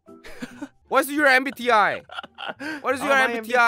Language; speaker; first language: English; non-native, learner; Korean